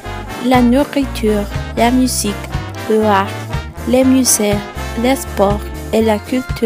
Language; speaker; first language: French; non-native, learner; Spanish